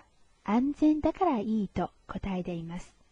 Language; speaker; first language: Japanese; non-native, fluent; Chinese